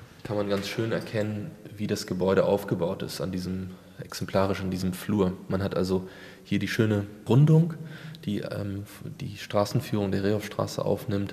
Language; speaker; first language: German; native; German